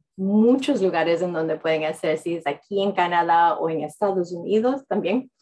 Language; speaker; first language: Spanish; early bilingual, heritage; English